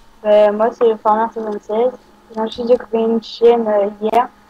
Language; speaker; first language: French; native; French